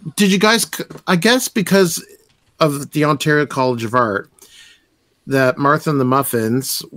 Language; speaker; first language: English; native; English